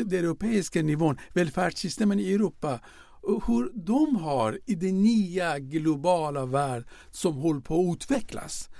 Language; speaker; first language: Swedish; non-native, fluent; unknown